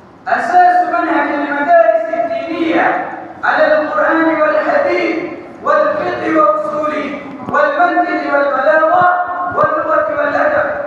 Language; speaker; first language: Arabic; non-native, learner; Urdu